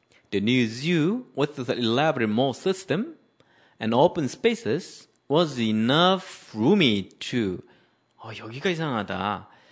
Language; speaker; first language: English; non-native, fluent; Korean